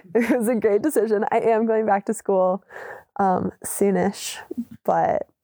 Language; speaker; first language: English; native; English